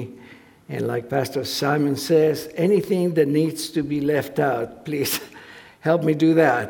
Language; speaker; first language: English; non-native, fluent; Spanish